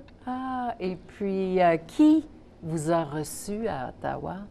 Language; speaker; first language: French; native; French